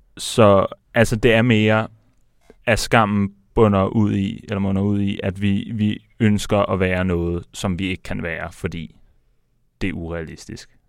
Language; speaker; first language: Danish; native; Danish